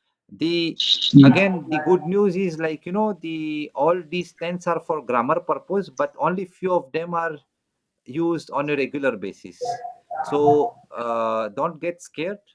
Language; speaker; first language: English; non-native, local second language; French